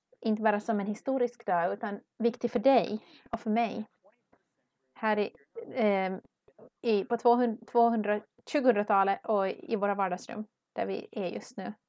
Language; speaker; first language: Swedish; non-native, learner; English